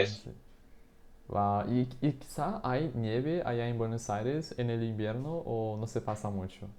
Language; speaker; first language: Spanish; non-native, fluent; Portuguese